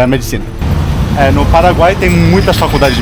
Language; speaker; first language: Portuguese; early bilingual, heritage; Arabic